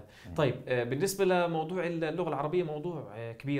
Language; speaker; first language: Arabic; native; Arabic